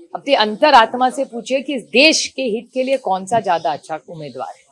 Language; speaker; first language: Hindi; non-native, local second language; Marathi